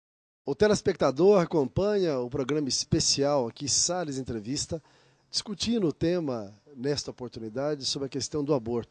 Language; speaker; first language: Portuguese; native; Portuguese